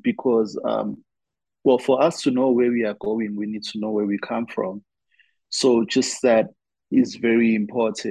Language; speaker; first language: English; non-native, local second language; Zulu